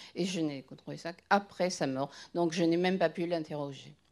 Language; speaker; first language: French; native; French